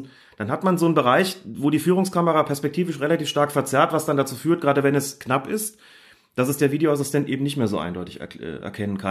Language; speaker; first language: German; native; German